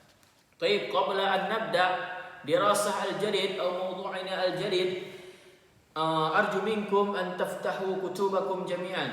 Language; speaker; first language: Arabic; non-native, fluent; Indonesian